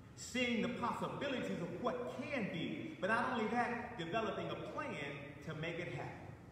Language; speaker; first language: English; native; English